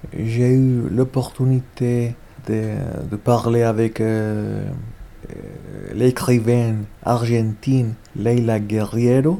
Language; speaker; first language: French; non-native, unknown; Spanish